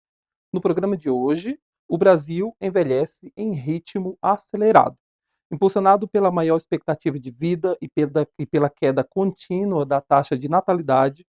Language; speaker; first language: Portuguese; native; Portuguese